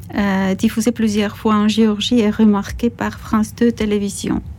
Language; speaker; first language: French; non-native, fluent; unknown